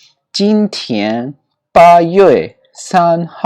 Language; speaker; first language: Chinese; non-native, learner; Urdu